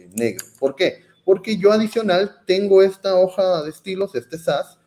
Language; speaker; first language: Spanish; native; Spanish